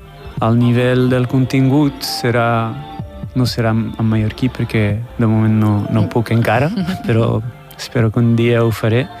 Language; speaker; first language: Catalan; non-native, fluent; French